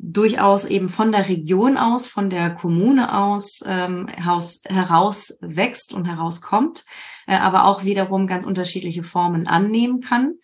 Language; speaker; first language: German; native; German